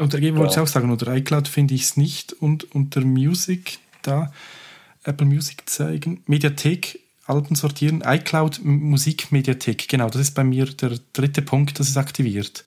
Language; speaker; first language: German; native; German